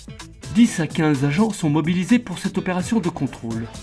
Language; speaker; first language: French; native; French